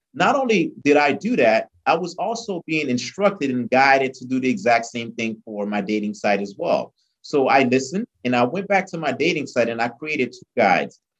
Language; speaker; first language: English; early bilingual, other home language; Haitian Creole